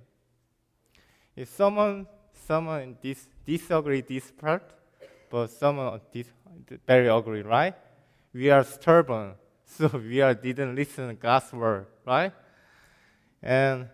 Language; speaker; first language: English; non-native, learner; Korean